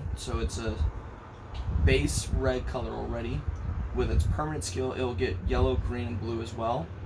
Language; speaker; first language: English; native; English